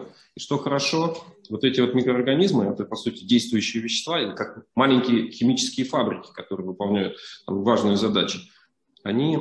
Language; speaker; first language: Russian; native; Russian